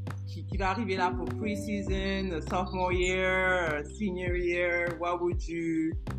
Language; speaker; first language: English; non-native, fluent; French